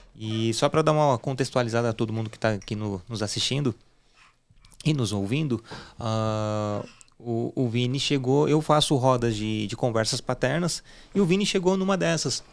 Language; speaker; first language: Portuguese; native; Portuguese